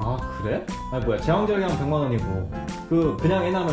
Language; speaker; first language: Korean; native; Korean